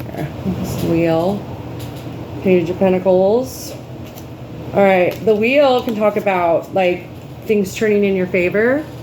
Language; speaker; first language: English; native; English